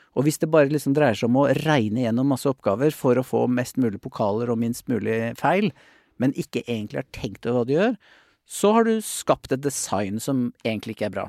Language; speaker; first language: Norwegian; native; Norwegian